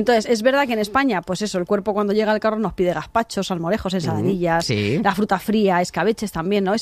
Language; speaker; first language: Spanish; native; Spanish